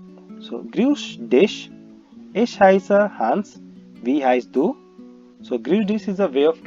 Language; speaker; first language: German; non-native, learner; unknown